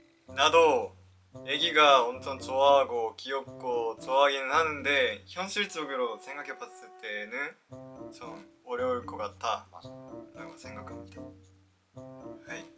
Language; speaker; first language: Korean; non-native, fluent; Japanese